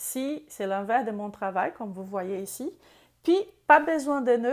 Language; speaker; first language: French; non-native, fluent; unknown